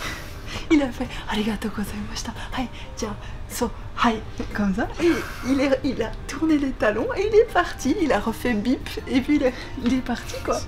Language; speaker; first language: French; native; French